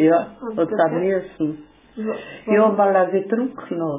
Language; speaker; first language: Italian; non-native, local second language; German